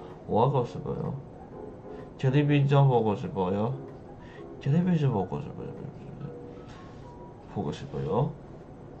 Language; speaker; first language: Korean; non-native, learner; English